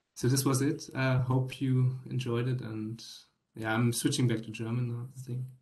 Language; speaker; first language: English; non-native, fluent; German